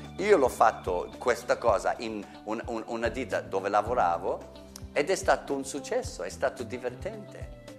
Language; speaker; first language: Italian; non-native, fluent; English